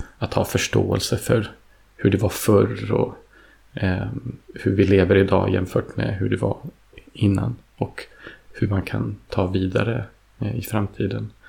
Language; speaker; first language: Swedish; early bilingual, heritage; Swedish